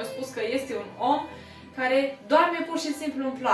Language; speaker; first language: Romanian; native; Romanian